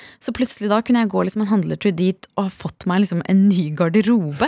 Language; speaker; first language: Norwegian; native; Norwegian